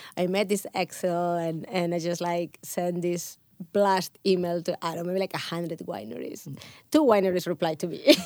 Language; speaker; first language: English; non-native, fluent; Catalan